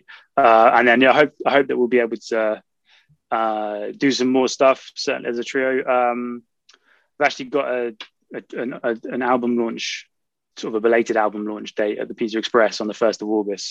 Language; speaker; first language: English; native; English